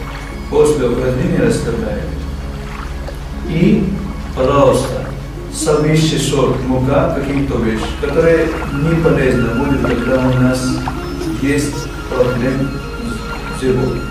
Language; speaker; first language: Russian; non-native, learner; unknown